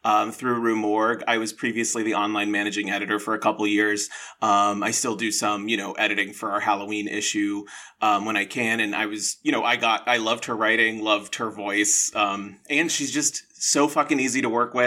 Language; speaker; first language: English; native; English